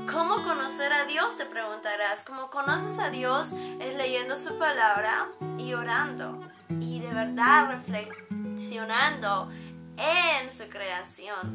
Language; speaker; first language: Spanish; early bilingual, heritage; Spanish